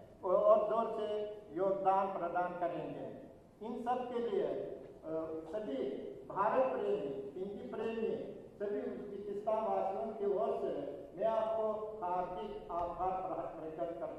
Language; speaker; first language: Hindi; non-native, fluent; Uzbek